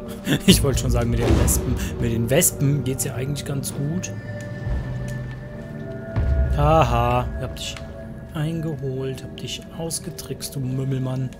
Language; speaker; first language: German; native; German